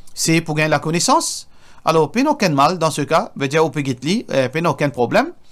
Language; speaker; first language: French; non-native, local second language; Morisyen